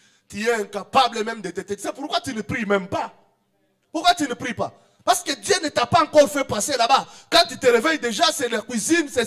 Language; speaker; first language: French; non-native, local second language; Swahili